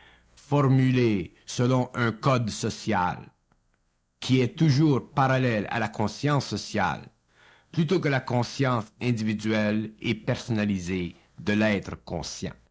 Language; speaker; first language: French; native; French